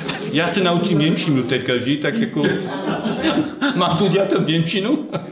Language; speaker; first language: Czech; non-native, fluent; Slovak